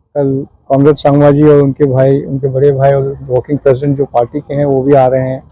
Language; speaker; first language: Hindi; non-native, local second language; Manipuri